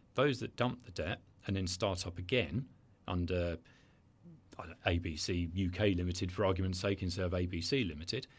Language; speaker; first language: English; native; English